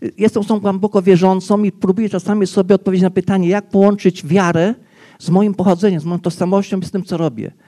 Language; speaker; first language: Polish; non-native, local second language; Rusyn